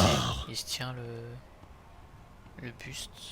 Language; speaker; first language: French; native; French